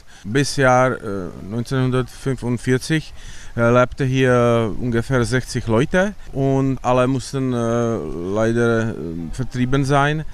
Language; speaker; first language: German; non-native, learner; Czech